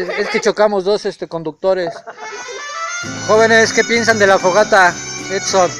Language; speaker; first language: Spanish; native; Spanish